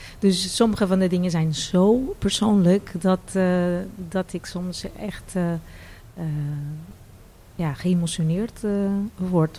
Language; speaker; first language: Dutch; non-native, fluent; Portuguese